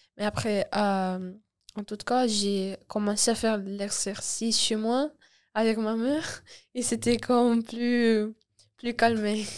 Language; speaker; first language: French; non-native, learner; Spanish